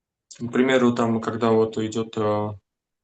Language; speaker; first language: Russian; non-native, fluent; Georgian